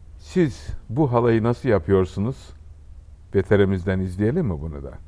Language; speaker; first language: Turkish; native; Turkish